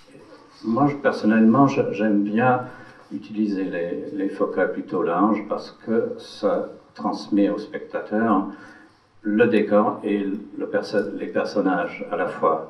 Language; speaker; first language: French; non-native, fluent; English